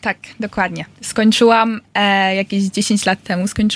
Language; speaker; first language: Polish; early bilingual, heritage; Polish